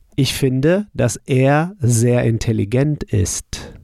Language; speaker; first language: German; non-native, fluent; English